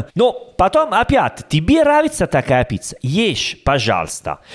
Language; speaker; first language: Russian; non-native, learner; Italian